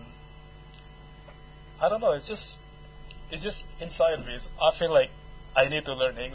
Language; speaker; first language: English; non-native, learner; Indonesian